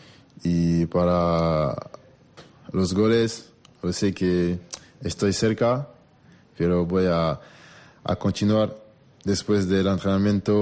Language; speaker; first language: Spanish; non-native, learner; French